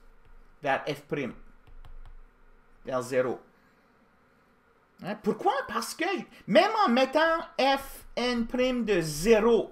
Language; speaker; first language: French; native; French